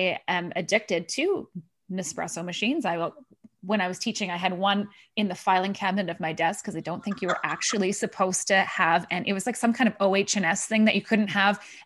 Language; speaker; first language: English; native; English